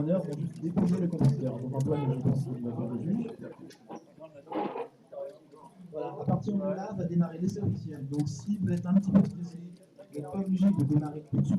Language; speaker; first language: French; native; French